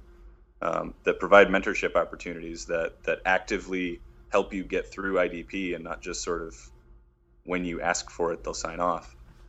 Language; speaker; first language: English; native; English